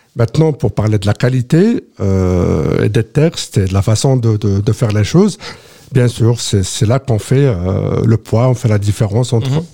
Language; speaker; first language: French; non-native, local second language; Kabyle